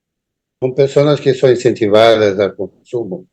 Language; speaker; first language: Spanish; non-native, learner; Portuguese